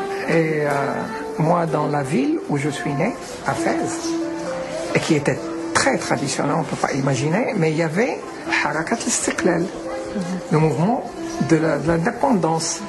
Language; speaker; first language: French; non-native, local second language; Arabic